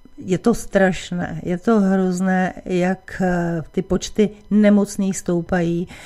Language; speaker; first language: Czech; native; Czech